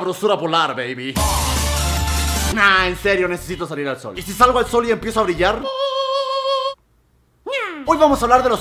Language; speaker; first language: Spanish; native; Spanish